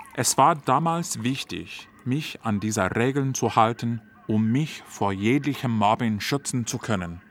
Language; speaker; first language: German; non-native, fluent; English